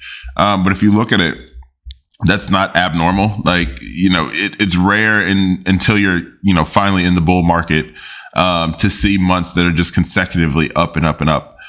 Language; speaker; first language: English; native; English